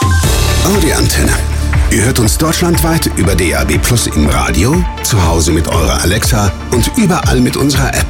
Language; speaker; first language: German; native; German